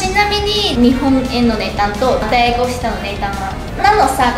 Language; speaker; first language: Japanese; non-native, fluent; Chinese